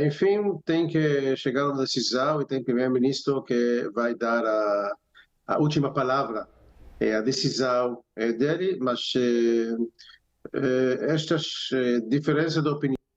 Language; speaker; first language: Portuguese; non-native, fluent; Hebrew